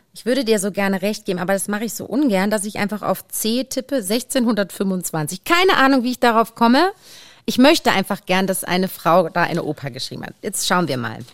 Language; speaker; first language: German; native; German